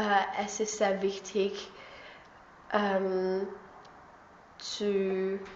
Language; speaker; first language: German; non-native, learner; English